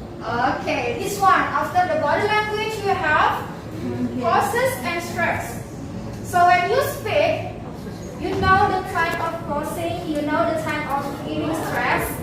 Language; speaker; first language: English; non-native, fluent; Indonesian